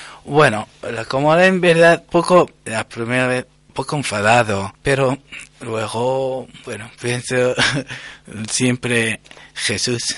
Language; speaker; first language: Spanish; non-native, learner; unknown